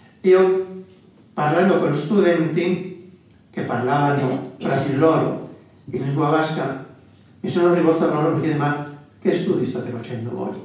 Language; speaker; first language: Italian; non-native, fluent; Basque